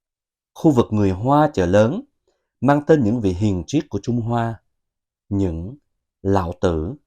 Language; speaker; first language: Vietnamese; native; Vietnamese